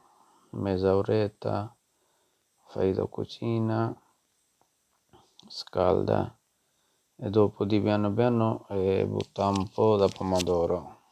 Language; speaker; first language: Italian; non-native, learner; Punjabi